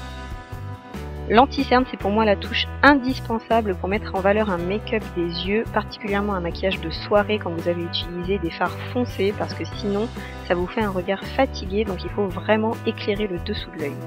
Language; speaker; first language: French; native; French